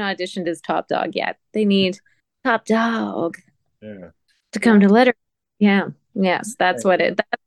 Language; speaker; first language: English; native; English